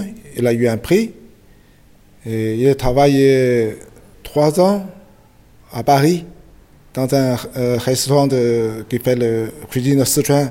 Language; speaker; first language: French; non-native, fluent; Chinese